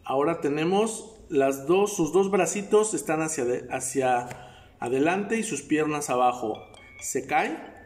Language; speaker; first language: Spanish; native; Spanish